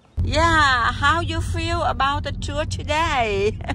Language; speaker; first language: English; non-native, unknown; Vietnamese